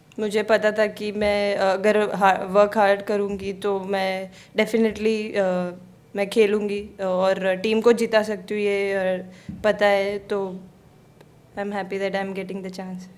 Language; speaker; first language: Hindi; native; Hindi